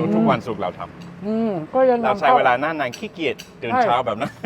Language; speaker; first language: Thai; non-native, fluent; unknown